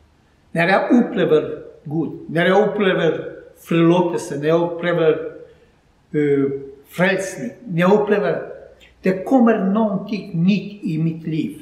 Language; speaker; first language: Swedish; non-native, fluent; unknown